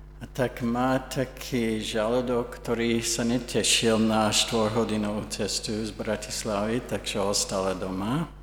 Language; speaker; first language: Slovak; non-native, fluent; English